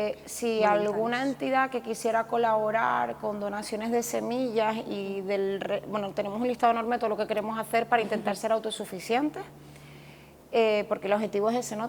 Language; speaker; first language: Spanish; native; Spanish